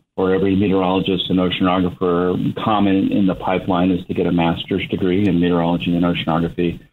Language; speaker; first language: English; native; English